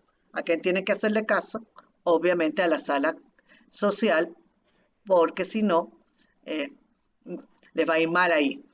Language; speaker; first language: Spanish; native; Spanish